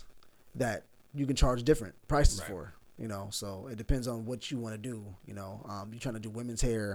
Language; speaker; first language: English; native; English